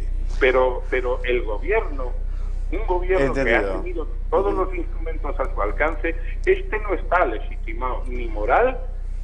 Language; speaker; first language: Spanish; native; Spanish